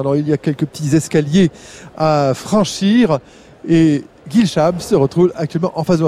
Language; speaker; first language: French; native; French